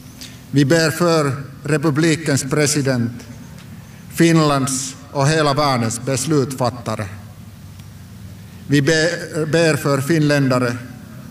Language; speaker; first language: Swedish; non-native, local second language; Finnish